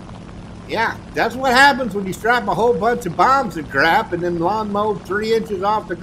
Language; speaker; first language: English; native; English